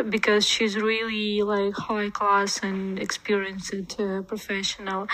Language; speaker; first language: English; non-native, learner; Ukrainian